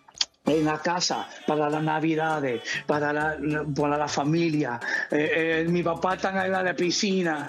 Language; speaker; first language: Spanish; early bilingual, heritage; English